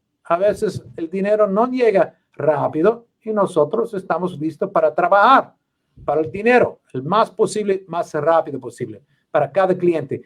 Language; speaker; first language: Spanish; non-native, learner; English